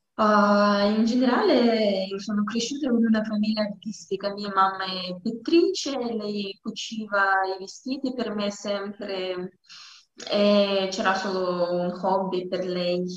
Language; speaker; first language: Italian; non-native, learner; Russian